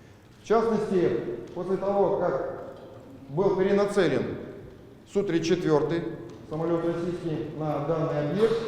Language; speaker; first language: Russian; native; Russian